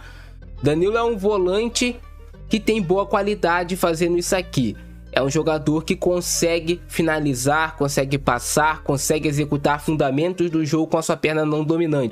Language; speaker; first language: Portuguese; native; Portuguese